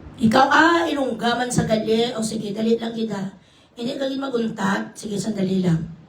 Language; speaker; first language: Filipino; non-native, local second language; Hiligaynon